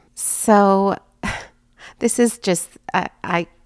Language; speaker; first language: English; native; English